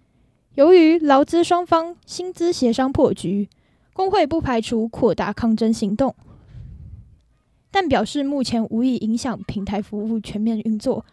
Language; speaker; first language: Chinese; native; Chinese